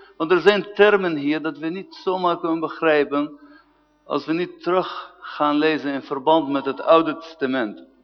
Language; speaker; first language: Dutch; non-native, fluent; Arabic